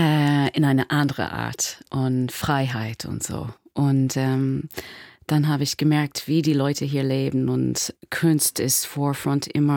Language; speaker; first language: German; non-native, fluent; English